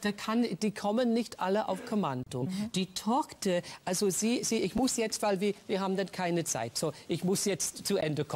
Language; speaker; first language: German; non-native, fluent; English